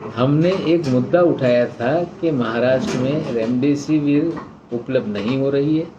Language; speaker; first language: Hindi; non-native, local second language; Marathi